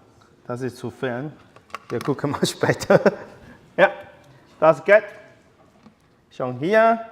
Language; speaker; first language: German; non-native, learner; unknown